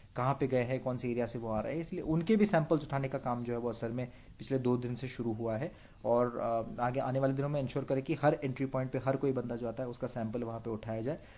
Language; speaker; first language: Hindi; non-native, local second language; Marathi